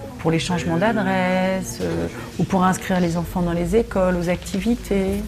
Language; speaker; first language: French; native; French